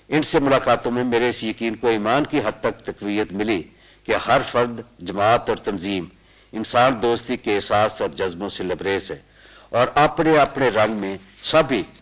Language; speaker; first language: Urdu; non-native, local second language; Punjabi